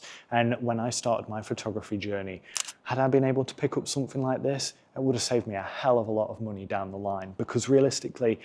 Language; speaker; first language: English; native; English